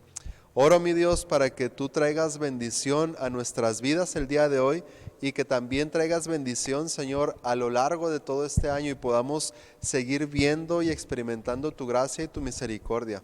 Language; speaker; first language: Spanish; native; Spanish